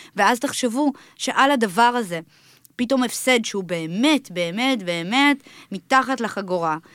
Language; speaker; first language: Hebrew; early bilingual, other home language; Russian